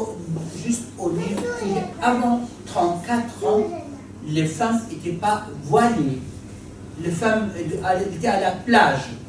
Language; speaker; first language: French; non-native, fluent; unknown